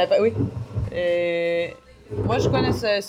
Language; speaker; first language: French; non-native, learner; Hebrew